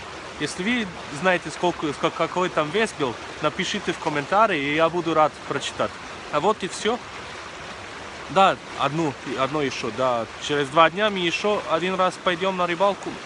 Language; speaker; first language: Russian; early bilingual, heritage; Russian